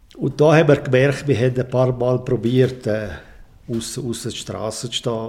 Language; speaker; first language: German; native; German